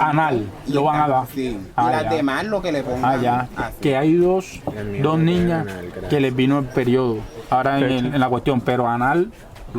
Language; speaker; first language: Spanish; native; Spanish